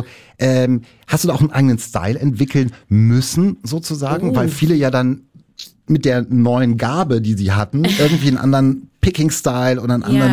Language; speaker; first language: German; native; German